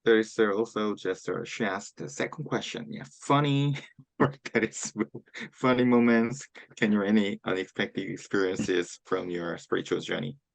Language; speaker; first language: English; non-native, learner; Korean